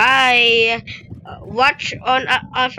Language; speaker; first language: English; non-native, local second language; Filipino